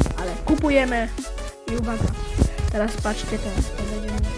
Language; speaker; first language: Polish; native; Polish